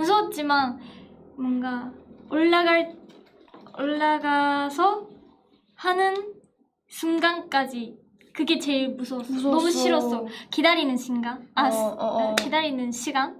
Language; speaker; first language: Korean; non-native, fluent; Japanese